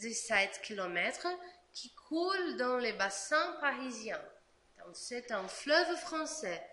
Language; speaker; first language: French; non-native, fluent; Portuguese